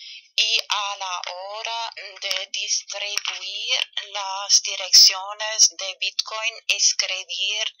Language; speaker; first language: Spanish; non-native, fluent; German